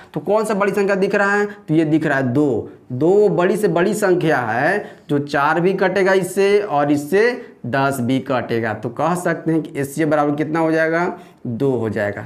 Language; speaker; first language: Hindi; native; Hindi